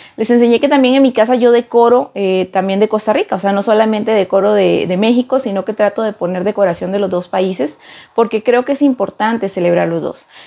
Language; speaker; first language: Spanish; native; Spanish